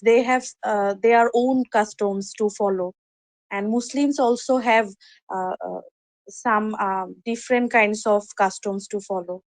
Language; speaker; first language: English; non-native, learner; Bangla